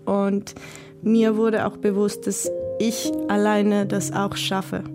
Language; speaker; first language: German; non-native, fluent; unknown